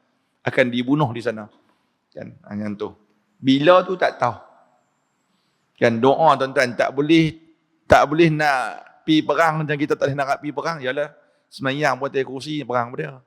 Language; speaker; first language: Malay; native; Malay